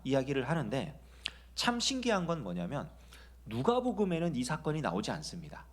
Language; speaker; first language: Korean; native; Korean